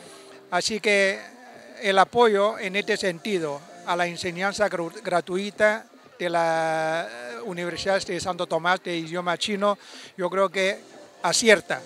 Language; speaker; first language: Spanish; non-native, fluent; Chinese